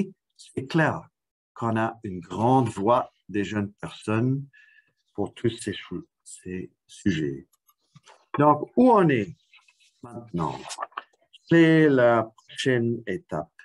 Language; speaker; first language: French; non-native, fluent; English